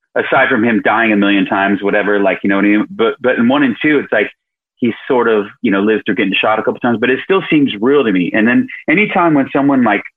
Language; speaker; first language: English; native; English